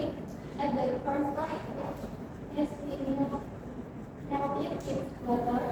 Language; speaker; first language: English; non-native, learner; Indonesian